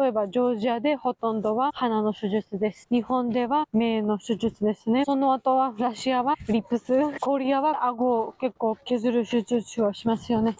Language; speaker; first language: Japanese; non-native, learner; Georgian